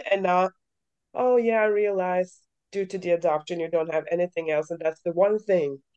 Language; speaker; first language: English; early bilingual, other home language; Norwegian